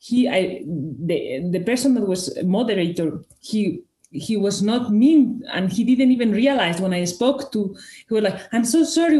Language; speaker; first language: English; non-native, fluent; Spanish